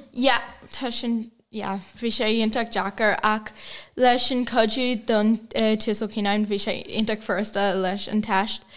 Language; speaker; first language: Irish; non-native, local second language; Portuguese